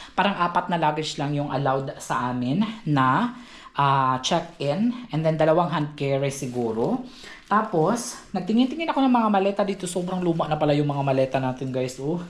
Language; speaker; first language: Filipino; native; Filipino